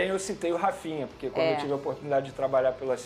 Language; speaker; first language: Portuguese; native; Portuguese